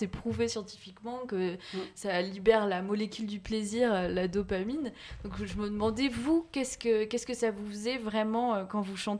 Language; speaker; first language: French; native; French